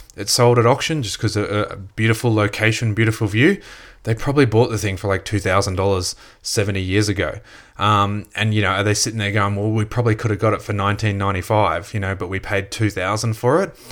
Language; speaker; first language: English; native; English